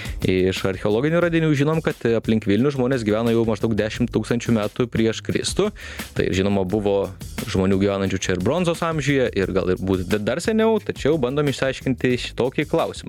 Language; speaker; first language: Lithuanian; native; Lithuanian